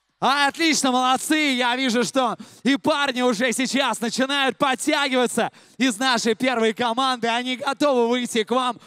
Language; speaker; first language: Russian; native; Russian